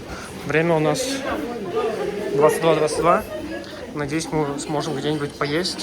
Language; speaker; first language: Russian; native; Russian